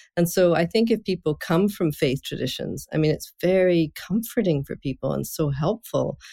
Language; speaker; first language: English; native; English